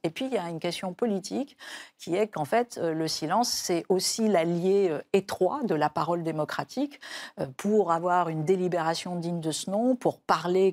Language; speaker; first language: French; native; French